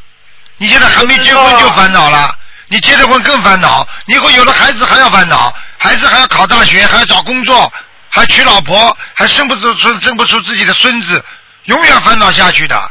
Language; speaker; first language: Chinese; native; Chinese